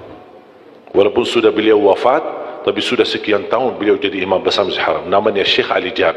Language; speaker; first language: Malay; non-native, fluent; Arabic